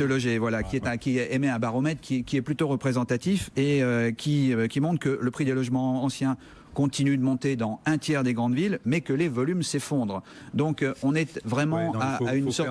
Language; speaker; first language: French; native; French